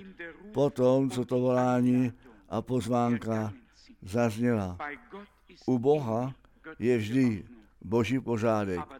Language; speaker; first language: Czech; non-native, fluent; German